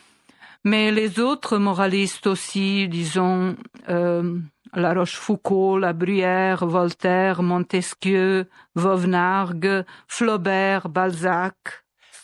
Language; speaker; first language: French; non-native, fluent; Serbian